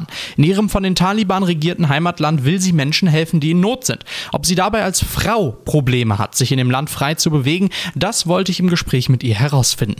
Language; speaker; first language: German; native; German